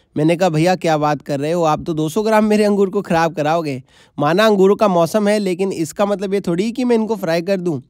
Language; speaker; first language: Hindi; native; Hindi